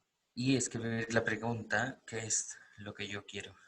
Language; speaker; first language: Spanish; native; Spanish